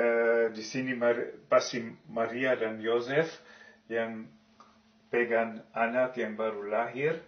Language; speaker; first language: Indonesian; non-native, fluent; German